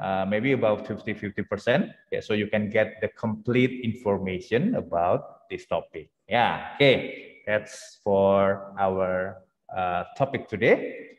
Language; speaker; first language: English; non-native, fluent; Indonesian